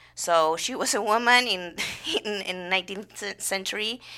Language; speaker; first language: English; non-native, fluent; Spanish